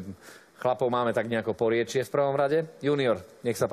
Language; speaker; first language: Slovak; native; Slovak